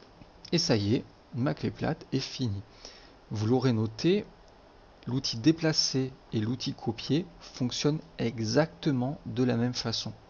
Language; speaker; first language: French; native; French